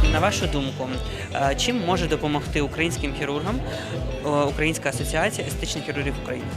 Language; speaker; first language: Ukrainian; native; Ukrainian